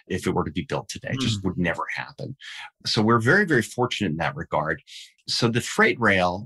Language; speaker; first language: English; non-native, fluent; Danish